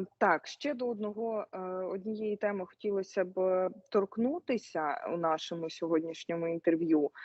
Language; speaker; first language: Ukrainian; native; Ukrainian